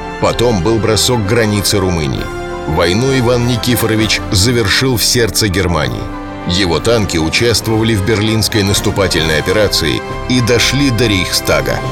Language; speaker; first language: Russian; native; Russian